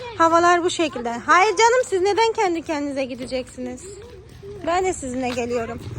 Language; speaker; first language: Turkish; native; Turkish